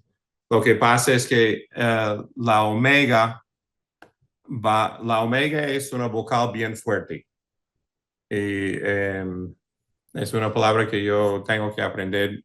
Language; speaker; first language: Spanish; early bilingual, heritage; English